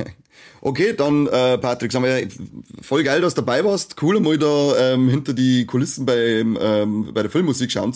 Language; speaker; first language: German; native; German